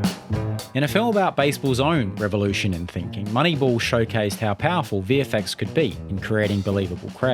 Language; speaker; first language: English; native; English